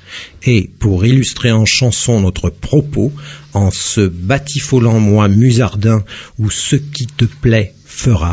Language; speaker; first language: French; native; French